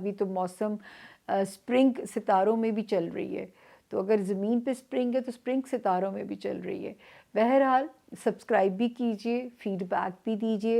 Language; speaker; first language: Urdu; native; Urdu